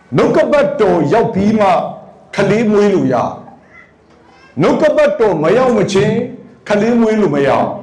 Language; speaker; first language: Burmese; non-native, local second language; Karen languages